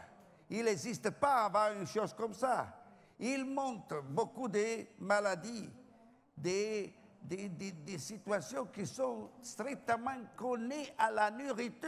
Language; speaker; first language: French; non-native, learner; Italian